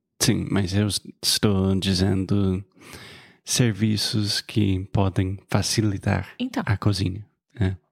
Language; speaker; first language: Portuguese; non-native, fluent; English